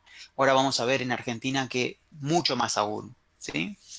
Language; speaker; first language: Spanish; native; Spanish